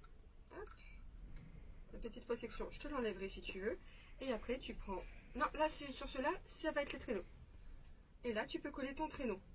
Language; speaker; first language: French; native; French